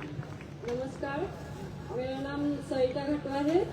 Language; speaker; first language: Hindi; non-native, local second language; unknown